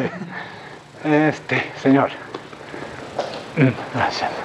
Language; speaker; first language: Spanish; non-native, fluent; English